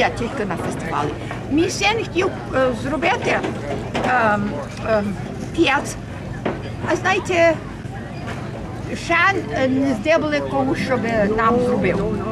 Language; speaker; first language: Ukrainian; early bilingual, heritage; Ukrainian